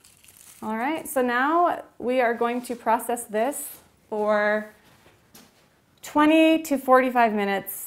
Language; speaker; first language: English; native; English